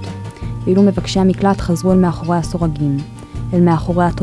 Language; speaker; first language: Hebrew; native; Hebrew